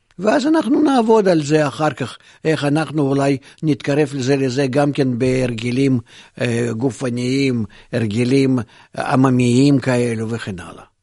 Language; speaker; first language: Hebrew; non-native, fluent; Russian